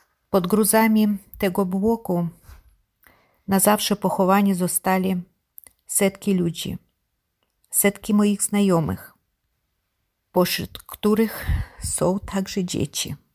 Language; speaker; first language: Polish; non-native, learner; Ukrainian